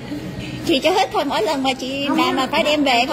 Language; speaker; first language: Vietnamese; early bilingual, heritage; Vietnamese